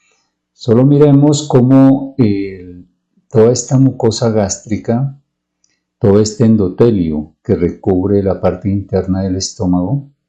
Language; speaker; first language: Spanish; native; Spanish